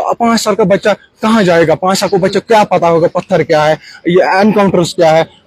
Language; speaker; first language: Hindi; non-native, local second language; Kashmiri